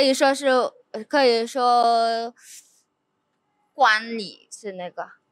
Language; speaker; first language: Chinese; non-native, fluent; Indonesian